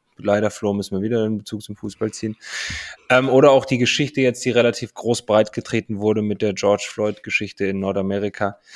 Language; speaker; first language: German; native; German